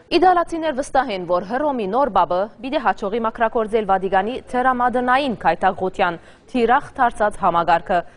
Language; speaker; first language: Armenian; early bilingual, heritage; Armenian